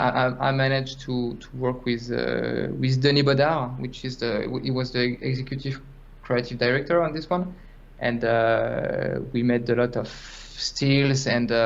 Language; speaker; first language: English; non-native, fluent; French